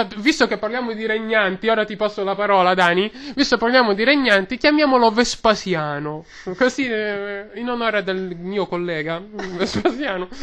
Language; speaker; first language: Italian; native; Italian